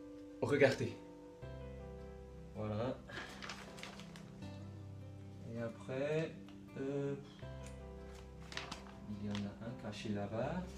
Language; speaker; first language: French; non-native, learner; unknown